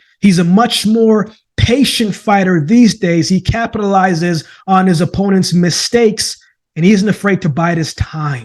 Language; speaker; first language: English; native; English